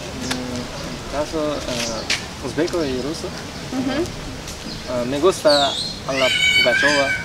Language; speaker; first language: Spanish; non-native, learner; Uzbek